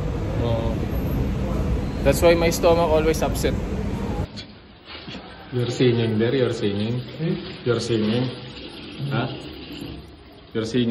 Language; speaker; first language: English; non-native, local second language; Filipino